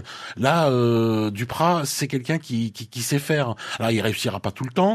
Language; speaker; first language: French; native; French